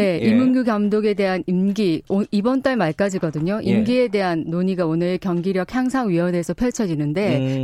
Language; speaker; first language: Korean; native; Korean